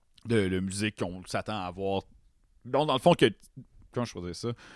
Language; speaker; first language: French; native; French